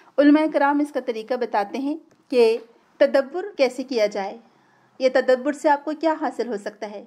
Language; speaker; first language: Urdu; native; Urdu